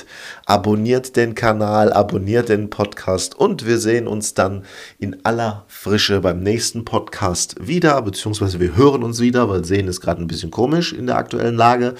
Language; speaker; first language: German; native; German